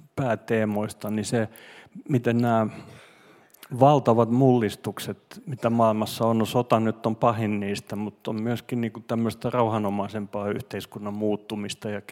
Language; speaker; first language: Finnish; non-native, local second language; Swedish